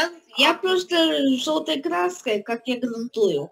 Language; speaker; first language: Russian; early bilingual, heritage; Russian